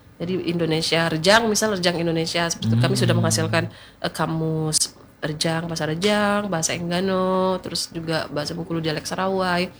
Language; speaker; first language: Indonesian; native; Indonesian